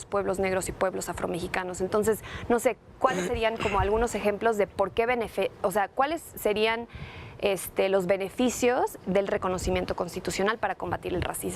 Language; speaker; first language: Spanish; native; Spanish